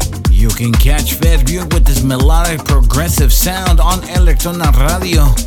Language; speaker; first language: English; early bilingual, other home language; Spanish